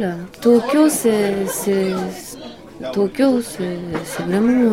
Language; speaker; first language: French; non-native, learner; Japanese